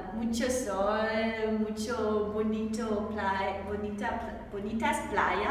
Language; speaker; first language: Spanish; non-native, learner; German